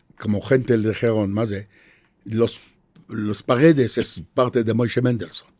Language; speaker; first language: Spanish; non-native, fluent; Hebrew